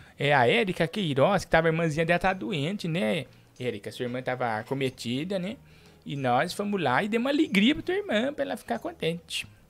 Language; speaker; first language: Portuguese; native; Portuguese